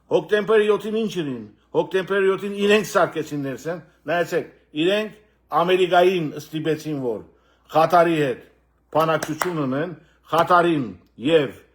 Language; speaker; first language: Armenian; early bilingual, heritage; Armenian